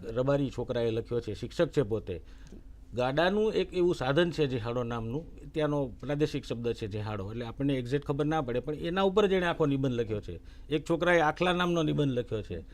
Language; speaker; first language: Gujarati; native; Gujarati